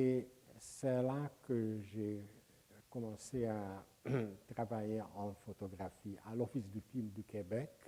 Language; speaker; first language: French; non-native, fluent; Hungarian